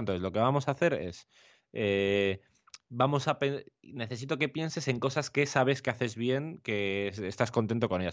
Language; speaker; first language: Spanish; native; Spanish